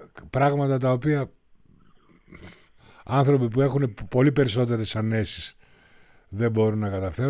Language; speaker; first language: Greek; native; Greek